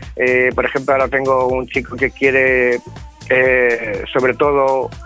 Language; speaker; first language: Spanish; native; Spanish